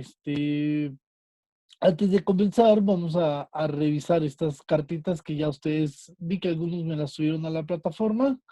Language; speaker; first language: Spanish; native; Spanish